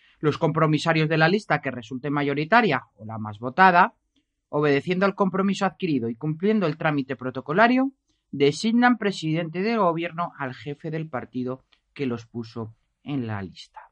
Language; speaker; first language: Spanish; native; Spanish